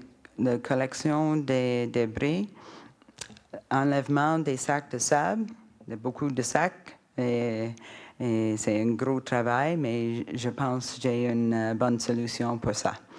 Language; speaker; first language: French; non-native, learner; English